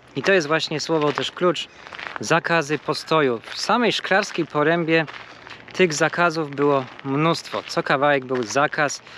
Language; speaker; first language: Polish; native; Polish